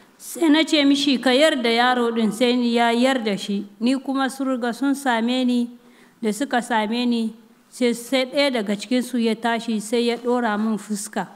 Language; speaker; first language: Hausa; non-native, local second language; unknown